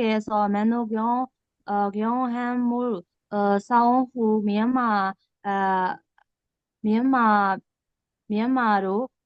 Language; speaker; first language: Korean; non-native, learner; Burmese